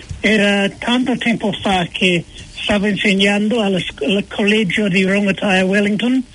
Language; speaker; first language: Italian; non-native, fluent; English